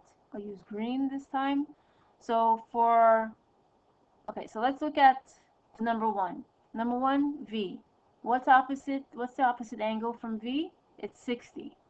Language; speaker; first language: English; native; English